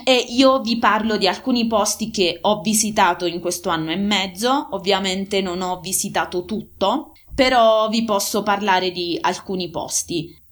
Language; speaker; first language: Italian; native; Italian